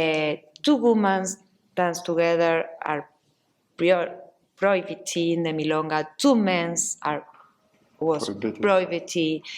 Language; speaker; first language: English; non-native, learner; Spanish